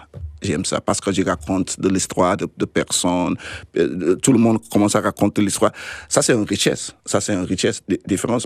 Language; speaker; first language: French; non-native, fluent; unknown